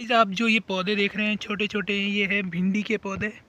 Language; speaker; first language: Hindi; native; Hindi